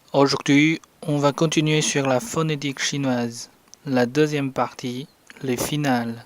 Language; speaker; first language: French; non-native, fluent; Chinese